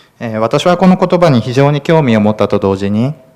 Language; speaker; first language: Japanese; native; Japanese